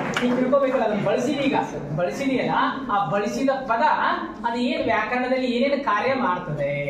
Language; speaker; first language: Kannada; native; Kannada